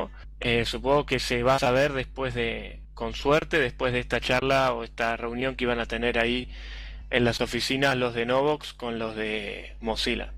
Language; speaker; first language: Spanish; native; Spanish